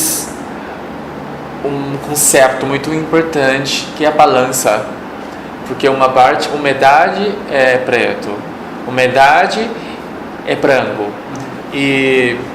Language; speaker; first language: Portuguese; non-native, fluent; Chinese